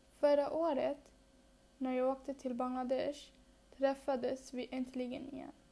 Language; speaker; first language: Swedish; early bilingual, other home language; Bangla